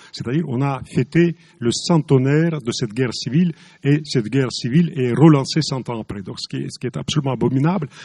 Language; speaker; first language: French; non-native, fluent; Russian